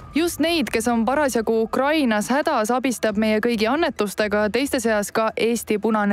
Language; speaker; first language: Estonian; native; Estonian